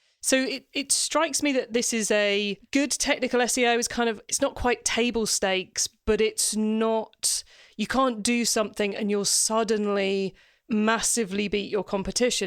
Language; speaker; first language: English; native; English